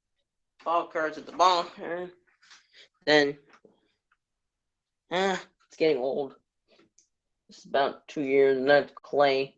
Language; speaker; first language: English; native; English